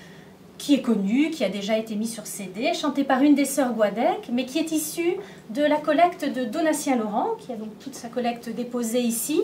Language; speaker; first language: French; native; French